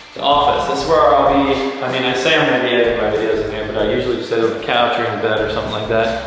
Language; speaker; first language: English; native; English